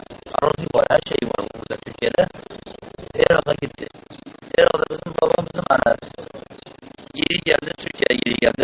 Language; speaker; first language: Turkish; non-native, local second language; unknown